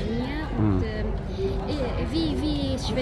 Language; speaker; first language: German; non-native, learner; Arabic